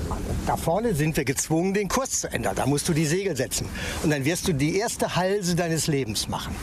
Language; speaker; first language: German; native; German